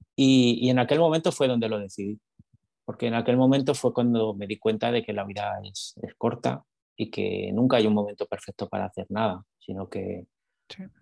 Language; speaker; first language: Spanish; native; Spanish